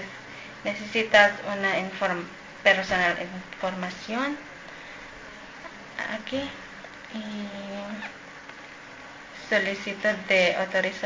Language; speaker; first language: Spanish; non-native, learner; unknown